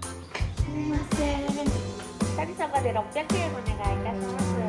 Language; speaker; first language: Japanese; native; Japanese